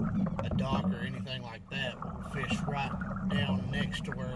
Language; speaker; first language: English; native; English